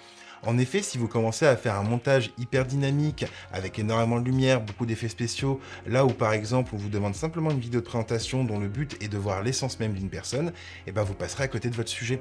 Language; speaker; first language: French; native; French